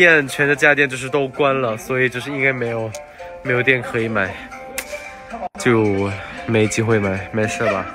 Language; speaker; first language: Chinese; non-native, fluent; Thai